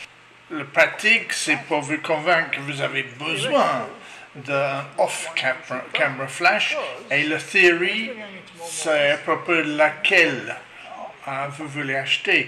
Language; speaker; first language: French; non-native, learner; English